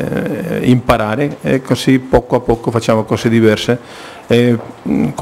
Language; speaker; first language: Italian; non-native, fluent; Spanish